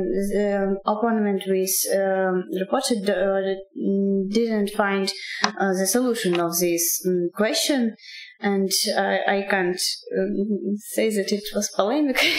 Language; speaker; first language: English; non-native, learner; Russian